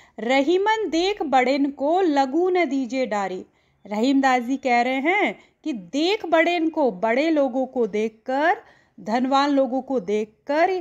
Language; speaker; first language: Hindi; native; Hindi